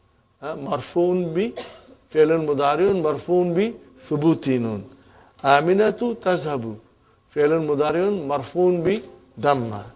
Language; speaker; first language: Arabic; non-native, fluent; Urdu